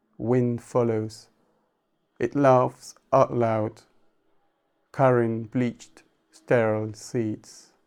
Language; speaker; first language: English; non-native, fluent; Spanish